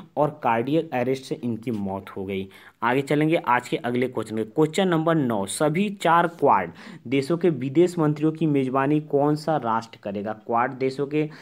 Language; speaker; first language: Hindi; native; Hindi